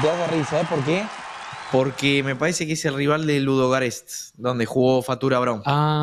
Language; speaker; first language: Spanish; native; Spanish